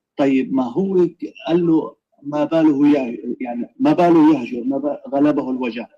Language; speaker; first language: Arabic; native; Arabic